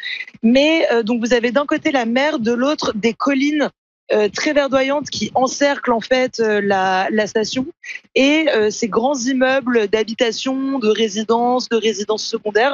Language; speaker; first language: French; native; French